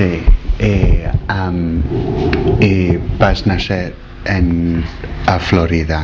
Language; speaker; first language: Catalan; non-native, learner; English